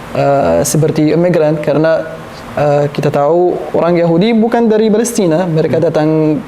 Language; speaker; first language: Indonesian; non-native, learner; Arabic